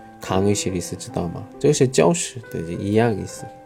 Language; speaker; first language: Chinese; non-native, learner; Korean